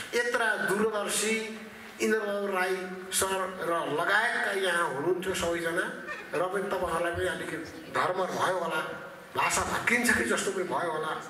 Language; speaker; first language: Nepali; native; Nepali